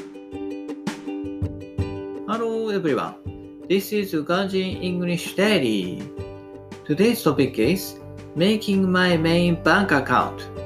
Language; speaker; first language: English; non-native, learner; Japanese